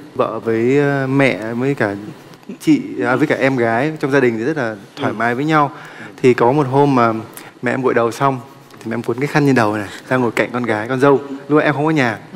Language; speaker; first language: Vietnamese; native; Vietnamese